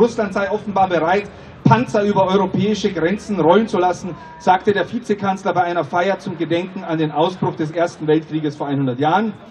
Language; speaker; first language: German; non-native, fluent; Czech